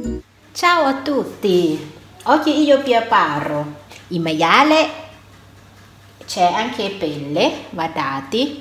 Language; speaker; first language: Italian; non-native, learner; Thai